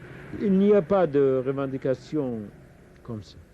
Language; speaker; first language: French; non-native, fluent; Kurdish